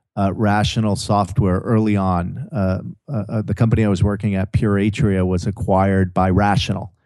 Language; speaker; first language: English; native; English